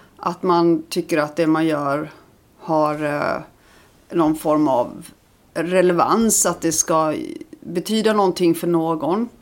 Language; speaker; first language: Swedish; early bilingual, other home language; Icelandic